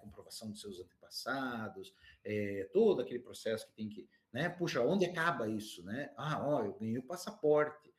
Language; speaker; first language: Portuguese; native; Portuguese